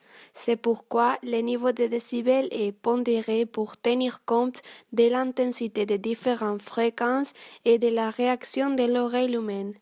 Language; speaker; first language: French; non-native, learner; Spanish